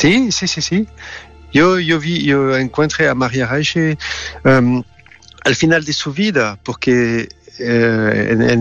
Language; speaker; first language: Spanish; non-native, learner; French